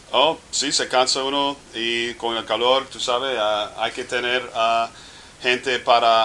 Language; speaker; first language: Spanish; non-native, fluent; English